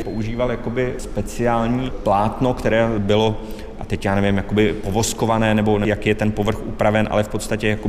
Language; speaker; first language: Czech; native; Czech